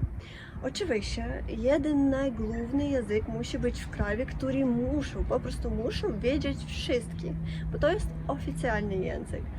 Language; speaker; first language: Polish; non-native, learner; Russian